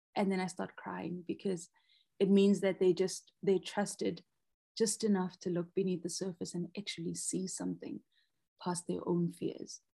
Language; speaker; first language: English; non-native, local second language; Zulu